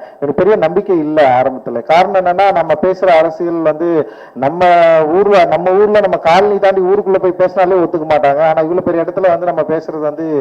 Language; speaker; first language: Tamil; native; Tamil